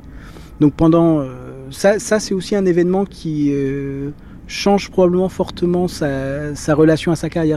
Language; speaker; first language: French; native; French